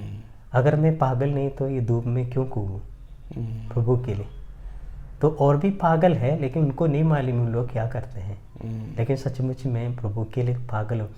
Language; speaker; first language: Hindi; non-native, local second language; Malayalam